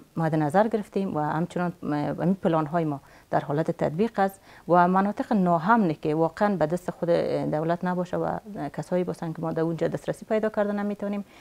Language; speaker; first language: Persian; native; Persian